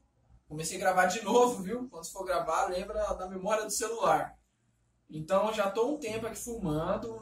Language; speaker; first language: Portuguese; native; Portuguese